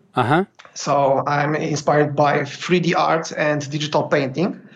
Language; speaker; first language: English; non-native, fluent; Polish